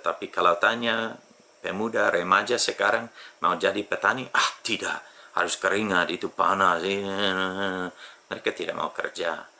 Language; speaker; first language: Indonesian; non-native, fluent; English